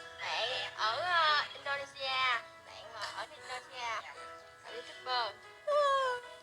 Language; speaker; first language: Indonesian; non-native, learner; Vietnamese